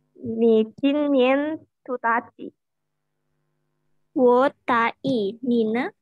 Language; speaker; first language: Chinese; non-native, learner; Indonesian